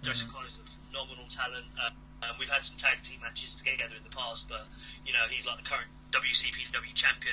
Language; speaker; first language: English; native; English